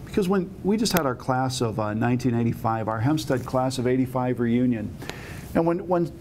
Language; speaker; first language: English; native; English